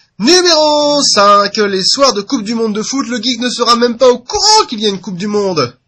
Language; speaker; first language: French; native; French